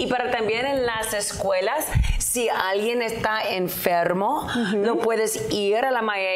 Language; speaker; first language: Spanish; early bilingual, other home language; English